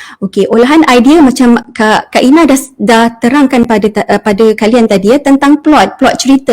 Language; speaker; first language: Malay; native; Malay